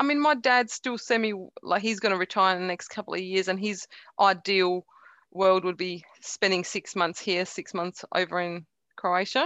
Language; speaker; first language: English; early bilingual, other home language; Croatian